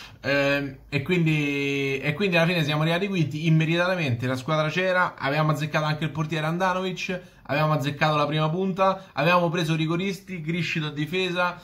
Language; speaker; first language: Italian; native; Italian